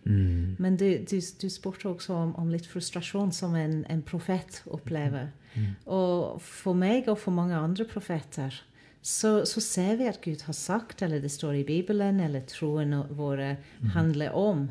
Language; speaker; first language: Norwegian; non-native, fluent; English